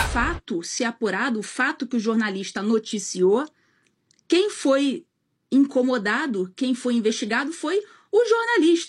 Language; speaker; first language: Portuguese; native; Portuguese